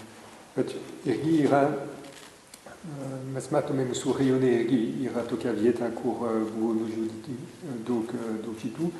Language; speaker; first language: Lithuanian; non-native, learner; French